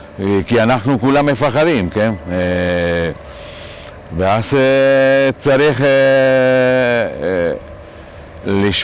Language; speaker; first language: Hebrew; non-native, fluent; Russian